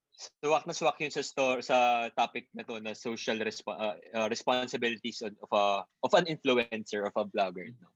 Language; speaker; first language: Filipino; non-native, local second language; Bikol